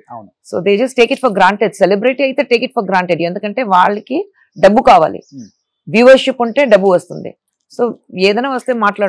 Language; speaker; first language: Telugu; non-native, fluent; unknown